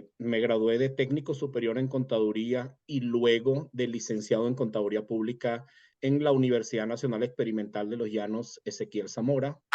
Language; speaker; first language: Spanish; native; Spanish